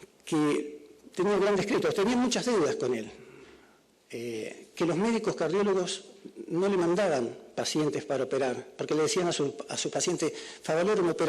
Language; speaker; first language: Spanish; native; Spanish